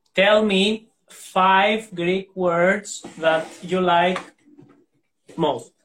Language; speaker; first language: English; non-native, fluent; Greek